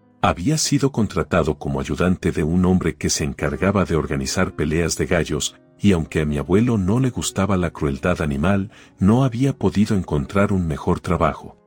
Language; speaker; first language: Spanish; native; Spanish